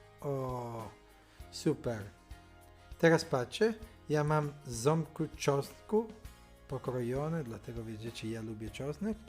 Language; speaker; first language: Polish; non-native, learner; Italian